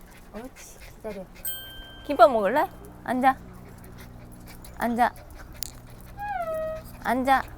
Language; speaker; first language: Korean; non-native, fluent; Japanese